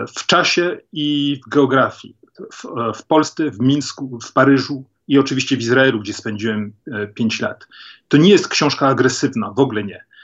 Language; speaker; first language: Polish; early bilingual, heritage; Polish